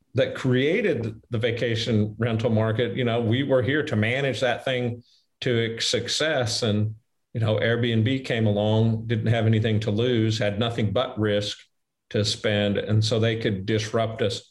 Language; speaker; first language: English; native; English